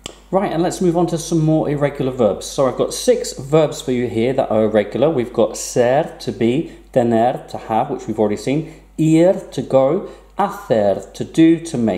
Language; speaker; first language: English; native; English